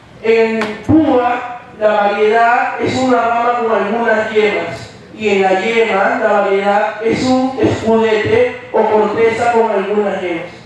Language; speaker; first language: Spanish; native; Spanish